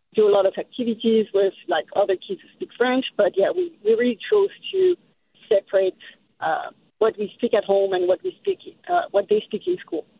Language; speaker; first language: English; non-native, fluent; French